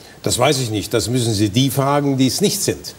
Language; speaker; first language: German; native; German